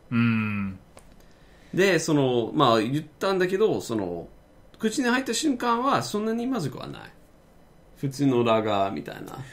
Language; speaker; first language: Japanese; non-native, fluent; English